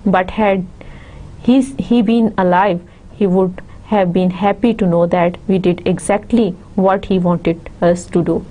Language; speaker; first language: English; non-native, local second language; Urdu